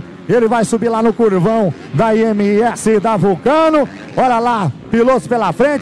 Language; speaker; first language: Portuguese; native; Portuguese